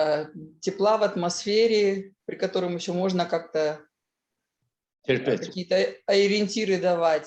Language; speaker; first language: Russian; native; Russian